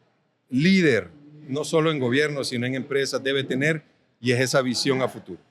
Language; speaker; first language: Spanish; native; Spanish